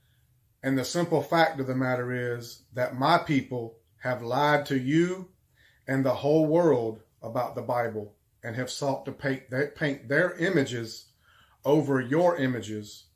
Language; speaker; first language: English; native; English